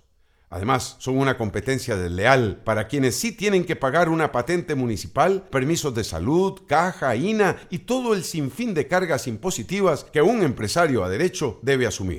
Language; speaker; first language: Spanish; native; Spanish